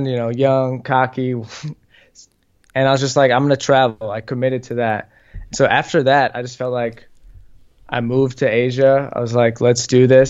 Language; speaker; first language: English; native; English